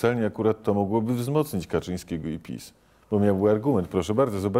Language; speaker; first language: Polish; native; Polish